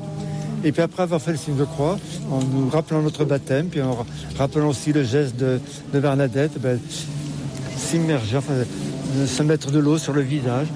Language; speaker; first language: French; native; French